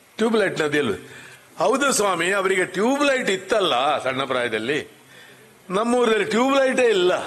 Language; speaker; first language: Kannada; non-native, local second language; Marathi